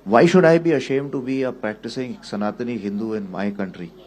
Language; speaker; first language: English; non-native, local second language; Hindi